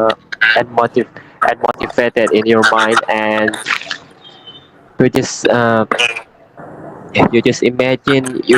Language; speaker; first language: English; non-native, learner; Indonesian